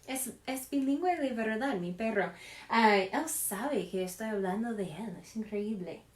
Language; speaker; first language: Spanish; non-native, fluent; English